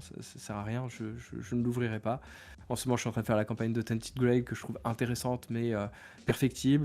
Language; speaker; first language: French; native; French